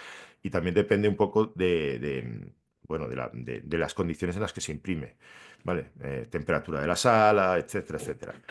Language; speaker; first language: Spanish; native; Spanish